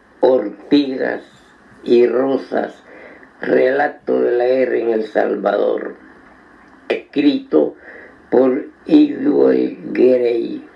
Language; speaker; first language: Spanish; native; Spanish